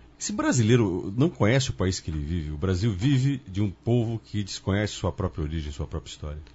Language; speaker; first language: Portuguese; native; Portuguese